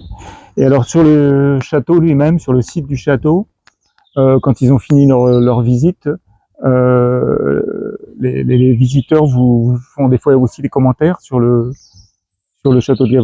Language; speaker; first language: French; native; French